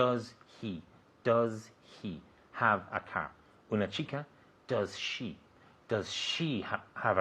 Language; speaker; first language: English; non-native, fluent; Spanish